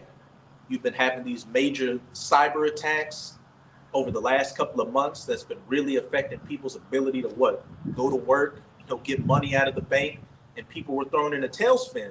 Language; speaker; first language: English; native; English